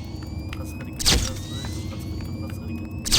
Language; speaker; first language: Dutch; non-native, local second language; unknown